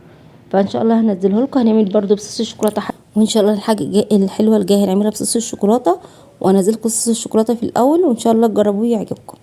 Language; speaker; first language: Arabic; native; Arabic